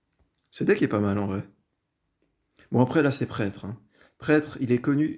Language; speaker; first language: French; native; French